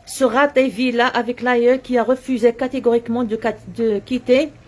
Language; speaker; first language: French; non-native, local second language; Arabic